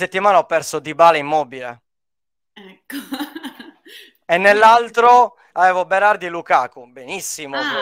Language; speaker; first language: Italian; native; Italian